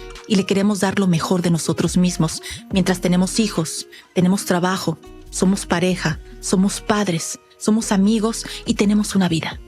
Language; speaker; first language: Spanish; native; Spanish